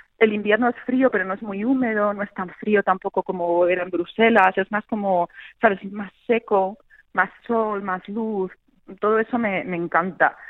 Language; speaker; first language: Spanish; native; Spanish